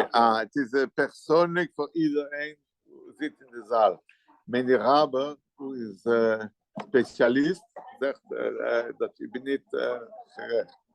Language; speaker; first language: Dutch; non-native, fluent; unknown